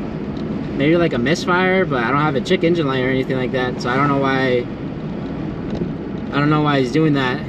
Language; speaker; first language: English; native; English